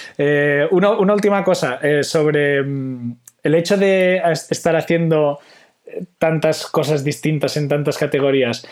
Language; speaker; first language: Spanish; non-native, local second language; Catalan